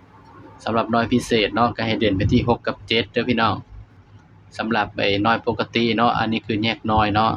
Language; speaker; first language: Thai; non-native, local second language; Lao